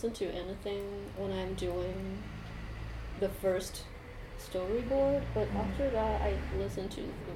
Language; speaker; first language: English; non-native, fluent; Japanese